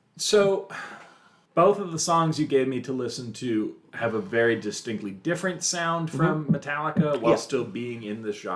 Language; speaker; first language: English; native; English